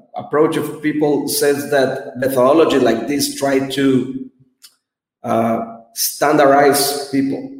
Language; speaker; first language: English; non-native, learner; Spanish